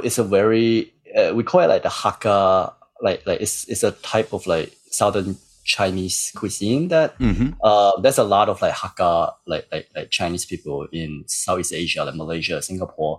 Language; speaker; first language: English; non-native, local second language; Cantonese